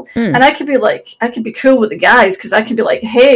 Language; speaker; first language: English; native; English